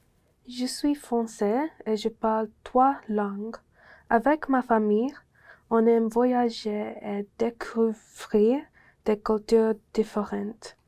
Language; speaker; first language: French; non-native, learner; English